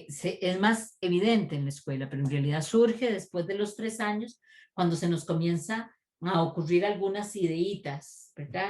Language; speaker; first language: Spanish; native; Spanish